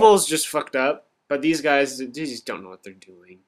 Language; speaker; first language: English; native; English